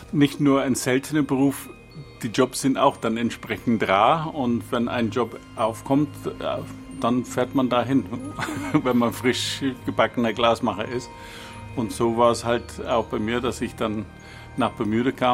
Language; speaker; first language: German; non-native, fluent; English